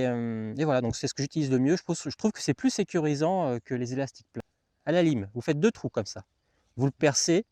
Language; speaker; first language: French; native; French